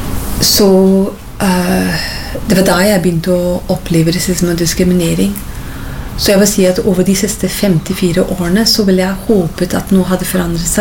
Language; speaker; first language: Norwegian; non-native, fluent; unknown